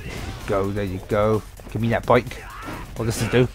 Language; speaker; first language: English; native; English